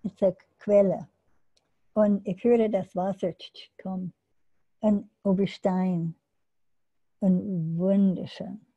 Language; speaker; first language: German; non-native, learner; English